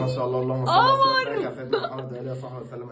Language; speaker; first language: Arabic; native; Arabic